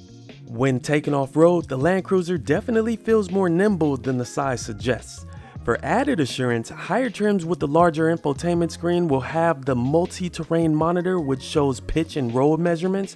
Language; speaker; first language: English; native; English